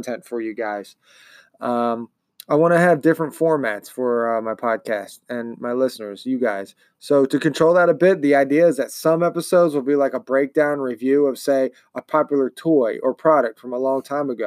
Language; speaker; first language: English; native; English